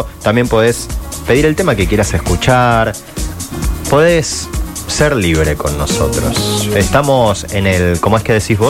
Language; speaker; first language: Spanish; native; Spanish